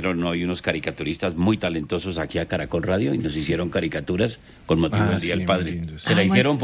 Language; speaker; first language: Spanish; native; Spanish